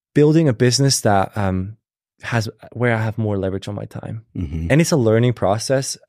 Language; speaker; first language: English; non-native, fluent; German